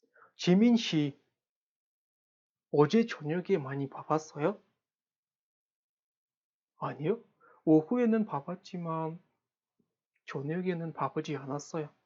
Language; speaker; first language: Korean; non-native, fluent; Kazakh